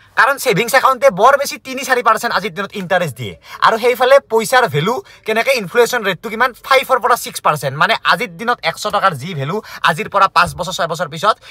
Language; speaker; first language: Assamese; native; Assamese